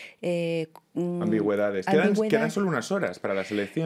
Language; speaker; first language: Spanish; native; Spanish